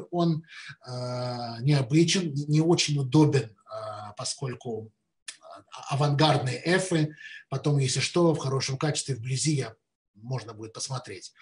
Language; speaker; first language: Russian; native; Russian